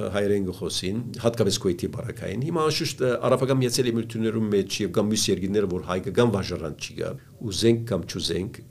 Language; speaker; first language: Armenian; early bilingual, heritage; Armenian